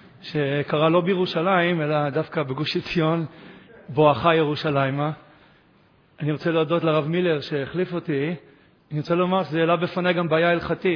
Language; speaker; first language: Hebrew; native; Hebrew